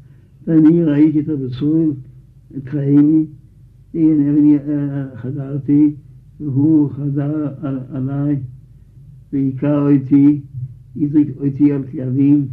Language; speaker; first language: Hebrew; non-native, fluent; Yiddish